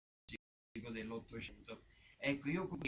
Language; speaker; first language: Italian; native; Italian